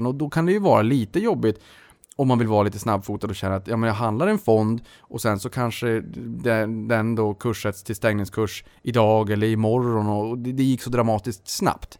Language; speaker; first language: Swedish; native; Swedish